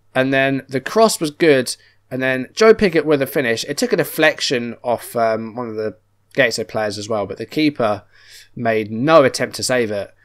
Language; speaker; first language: English; native; English